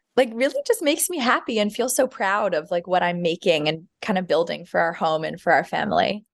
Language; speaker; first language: English; native; English